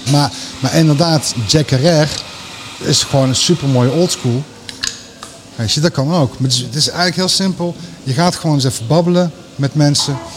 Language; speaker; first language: Dutch; native; Dutch